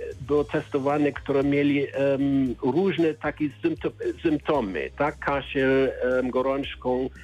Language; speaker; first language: Polish; non-native, learner; German